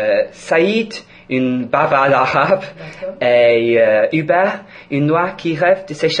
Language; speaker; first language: French; non-native, fluent; English